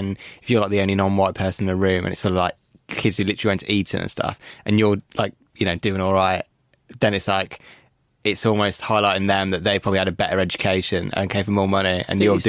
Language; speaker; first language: English; native; English